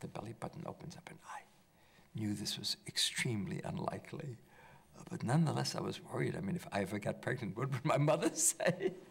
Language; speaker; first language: English; early bilingual, other home language; German